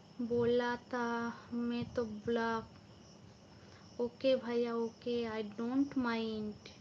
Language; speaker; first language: Hindi; non-native, local second language; Bangla